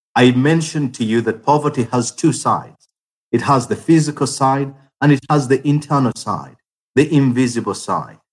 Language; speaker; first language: English; non-native, local second language; Ganda